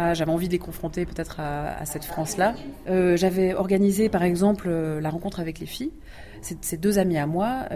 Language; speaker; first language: French; early bilingual, other home language; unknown